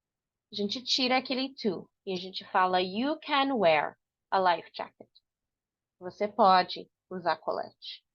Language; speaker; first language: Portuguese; non-native, fluent; English